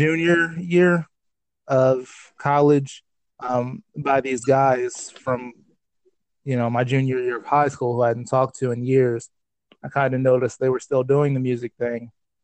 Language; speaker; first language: English; native; English